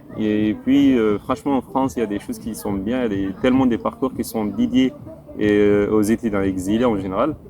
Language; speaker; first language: French; non-native, fluent; Arabic